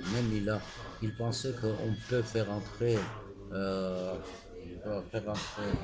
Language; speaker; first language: French; non-native, fluent; Armenian